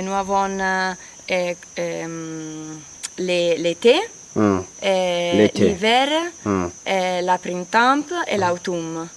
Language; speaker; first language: French; non-native, learner; Italian